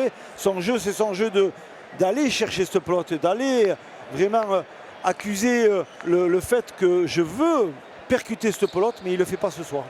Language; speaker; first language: French; native; French